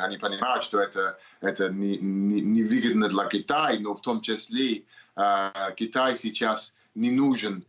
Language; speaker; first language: Russian; non-native, learner; English